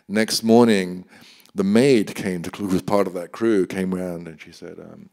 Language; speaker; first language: English; native; English